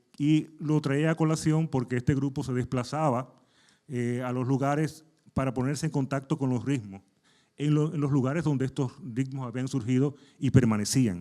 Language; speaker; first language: Spanish; native; Spanish